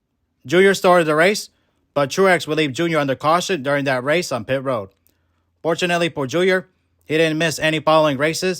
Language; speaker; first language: English; native; English